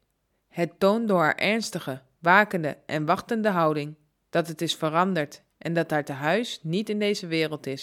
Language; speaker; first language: Dutch; native; Dutch